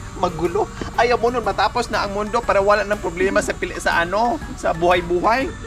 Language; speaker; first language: Filipino; native; Filipino